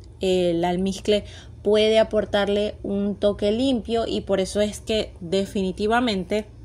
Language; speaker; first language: Spanish; native; Spanish